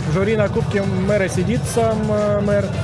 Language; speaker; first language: Russian; native; Russian